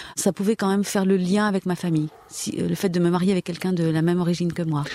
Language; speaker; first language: French; native; French